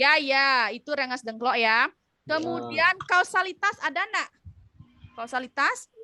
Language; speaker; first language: Indonesian; native; Indonesian